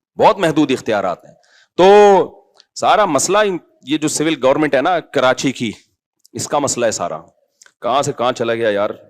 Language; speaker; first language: Urdu; native; Urdu